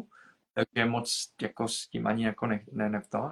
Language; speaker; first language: Czech; early bilingual, other home language; Vietnamese